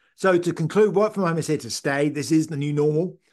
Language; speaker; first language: English; native; English